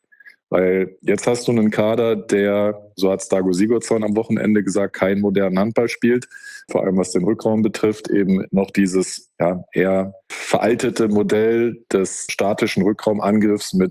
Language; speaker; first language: German; native; German